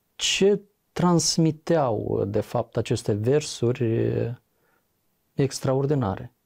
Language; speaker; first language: Romanian; native; Romanian